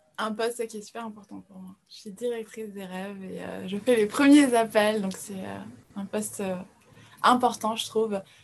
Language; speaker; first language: French; early bilingual, other home language; Portuguese